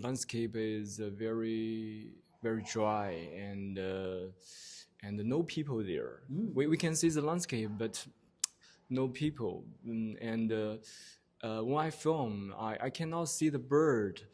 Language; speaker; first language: English; non-native, learner; Chinese